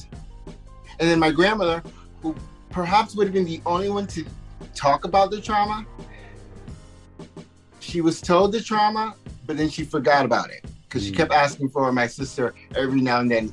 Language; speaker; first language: English; early bilingual, other home language; Spanish